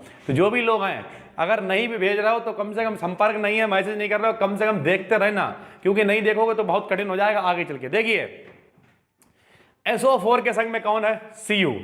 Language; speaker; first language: Hindi; native; Hindi